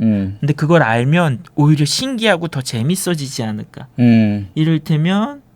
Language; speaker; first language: Korean; native; Korean